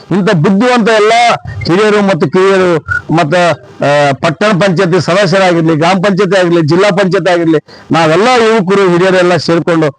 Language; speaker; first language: Kannada; native; Kannada